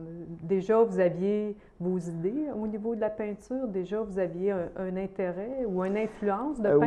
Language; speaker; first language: French; native; French